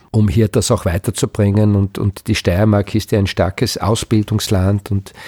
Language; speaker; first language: German; native; German